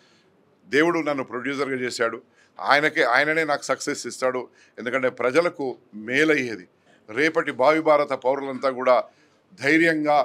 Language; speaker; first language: Telugu; native; Telugu